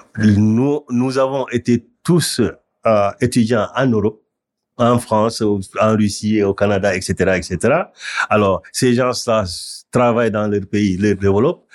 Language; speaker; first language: French; non-native, local second language; Wolof